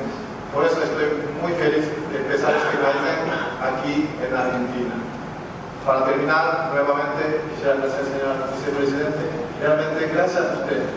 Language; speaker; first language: Spanish; non-native, fluent; Japanese